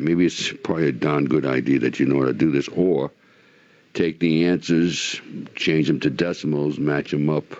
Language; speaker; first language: English; native; English